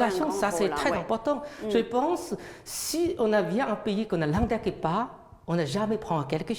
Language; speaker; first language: French; non-native, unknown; Chinese